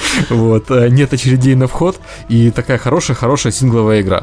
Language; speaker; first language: Russian; native; Russian